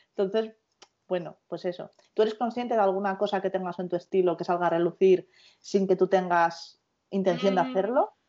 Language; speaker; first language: Spanish; native; Spanish